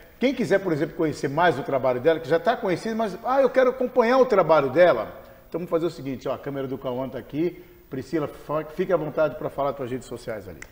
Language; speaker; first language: Portuguese; native; Portuguese